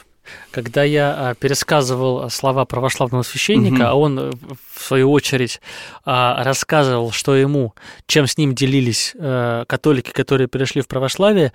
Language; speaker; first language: Russian; native; Russian